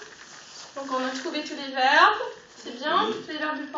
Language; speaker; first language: French; non-native, fluent; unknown